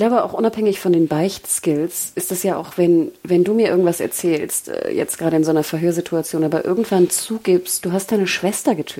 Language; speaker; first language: German; native; German